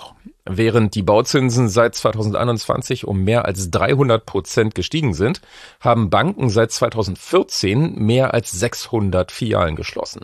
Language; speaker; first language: German; native; German